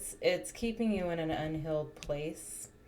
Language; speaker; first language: English; native; English